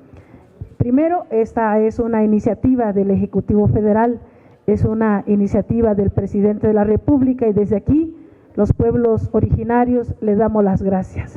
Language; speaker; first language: Spanish; native; Spanish